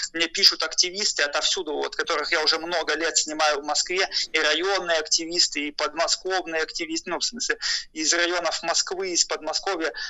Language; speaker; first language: Russian; native; Russian